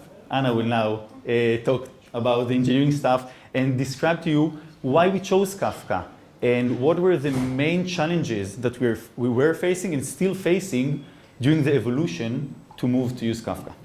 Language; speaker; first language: English; non-native, fluent; Hebrew